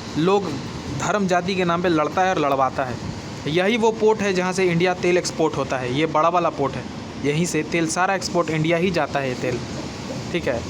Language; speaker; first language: Hindi; native; Hindi